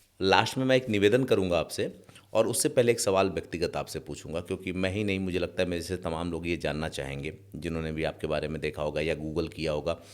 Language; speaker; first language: Hindi; native; Hindi